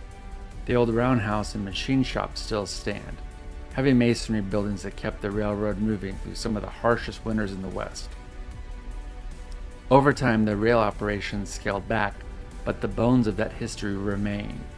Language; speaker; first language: English; native; English